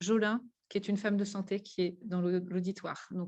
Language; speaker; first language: French; native; French